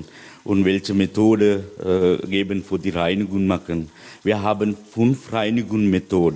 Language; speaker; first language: German; non-native, learner; Sinhala